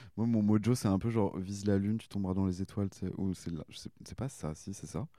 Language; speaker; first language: French; native; French